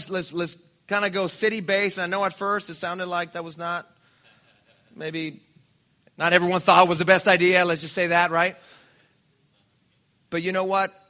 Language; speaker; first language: English; non-native, fluent; Spanish